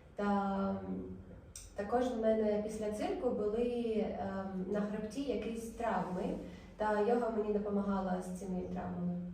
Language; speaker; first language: Ukrainian; non-native, local second language; Russian